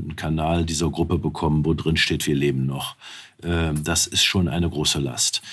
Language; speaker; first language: German; native; German